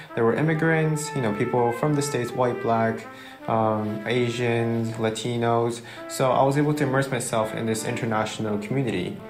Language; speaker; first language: English; early bilingual, other home language; Japanese